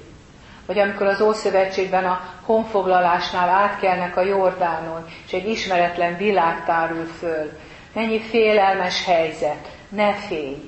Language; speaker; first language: Hungarian; native; Hungarian